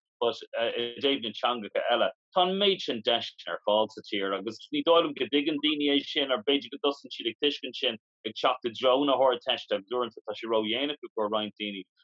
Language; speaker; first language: Irish; non-native, local second language; English